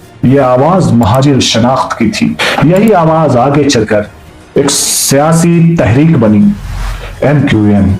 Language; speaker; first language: Urdu; native; Urdu